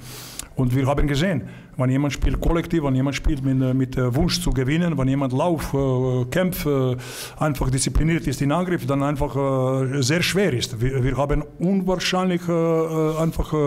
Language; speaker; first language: German; non-native, learner; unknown